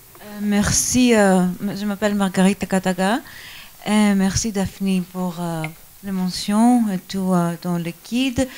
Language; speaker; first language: French; non-native, learner; Greek